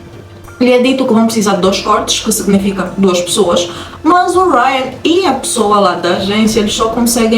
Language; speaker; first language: Portuguese; native; Portuguese